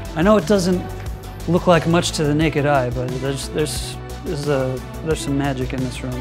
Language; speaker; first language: English; native; English